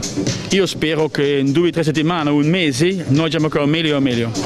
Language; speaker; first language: Italian; non-native, learner; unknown